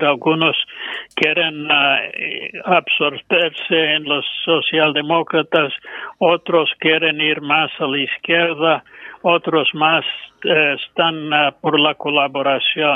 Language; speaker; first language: Spanish; non-native, fluent; English